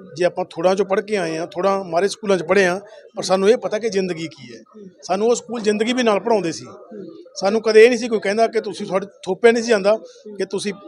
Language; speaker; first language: Punjabi; native; Punjabi